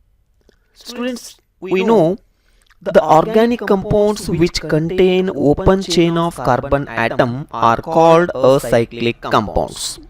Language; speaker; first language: English; non-native, local second language; Kannada